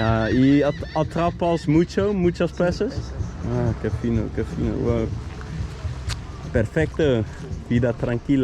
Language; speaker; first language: Spanish; non-native, learner; Dutch